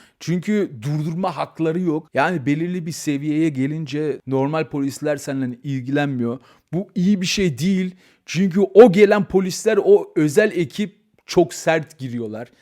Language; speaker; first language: Turkish; early bilingual, heritage; Turkish